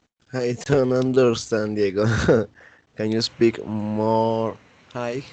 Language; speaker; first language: English; non-native, learner; Spanish